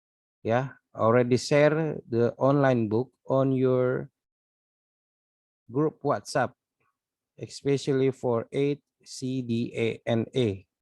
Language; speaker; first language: English; non-native, learner; Indonesian